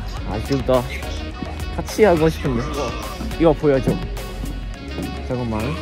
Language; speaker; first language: Korean; non-native, learner; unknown